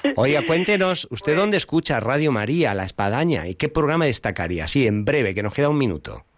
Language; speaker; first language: Spanish; native; Spanish